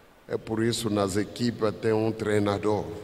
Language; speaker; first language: Portuguese; non-native, fluent; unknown